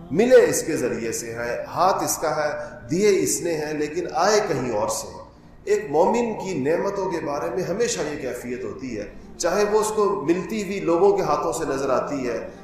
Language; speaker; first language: Urdu; non-native, local second language; Pashto